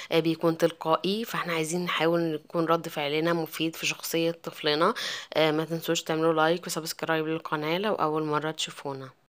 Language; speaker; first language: Arabic; native; Arabic